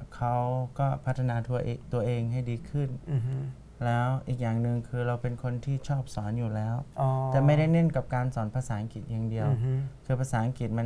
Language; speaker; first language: Thai; non-native, fluent; English